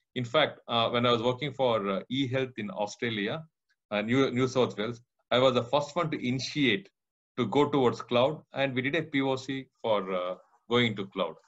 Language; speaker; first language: English; non-native, local second language; Kannada